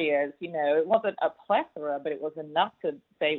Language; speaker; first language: English; native; English